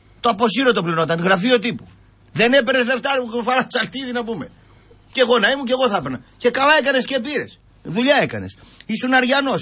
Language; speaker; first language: Greek; native; Greek